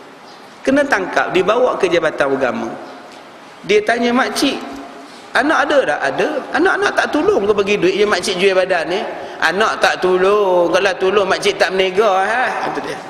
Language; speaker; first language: Malay; native; Malay